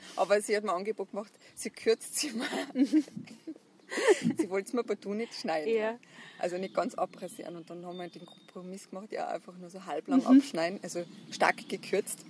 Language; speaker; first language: German; native; German